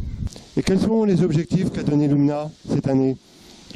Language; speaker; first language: French; native; French